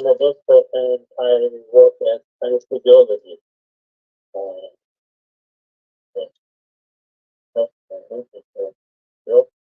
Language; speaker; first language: English; non-native, learner; Spanish